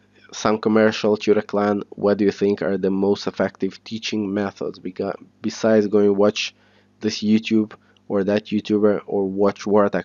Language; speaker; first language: English; non-native, fluent; Hebrew